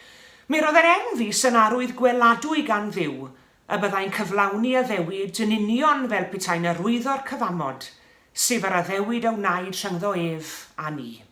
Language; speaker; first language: Welsh; native; Welsh